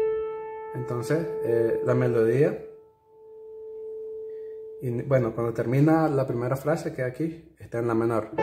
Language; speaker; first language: Spanish; native; Spanish